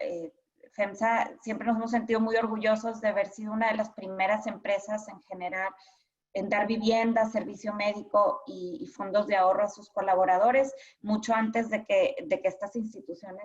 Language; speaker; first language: Spanish; native; Spanish